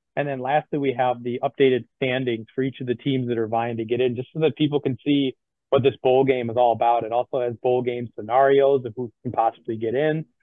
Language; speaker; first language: English; native; English